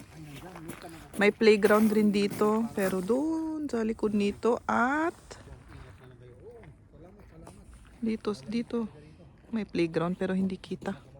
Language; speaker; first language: Filipino; native; Filipino